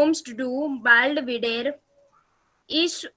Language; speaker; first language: German; non-native, learner; Marathi